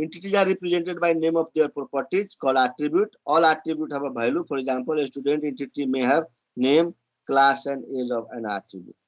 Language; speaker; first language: English; non-native, local second language; Nepali